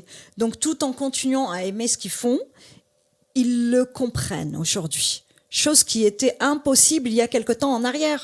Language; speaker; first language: French; native; French